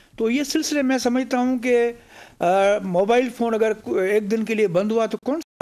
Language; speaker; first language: Urdu; non-native, local second language; Sindhi